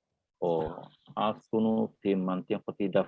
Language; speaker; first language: Arabic; non-native, learner; Indonesian